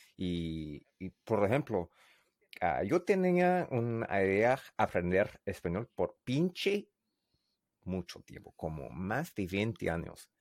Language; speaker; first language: Spanish; non-native, learner; English